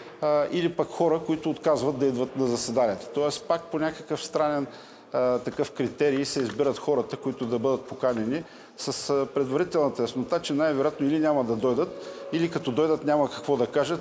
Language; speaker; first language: Bulgarian; native; Bulgarian